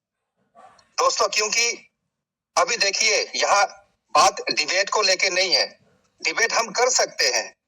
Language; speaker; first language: Hindi; native; Hindi